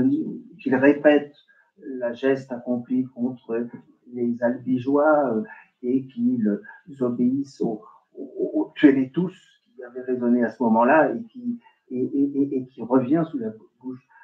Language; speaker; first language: French; native; French